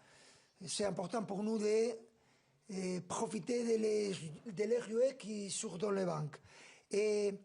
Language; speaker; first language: French; non-native, fluent; Spanish